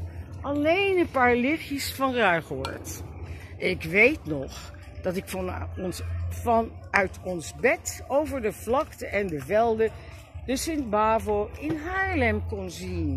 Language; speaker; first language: Dutch; native; Dutch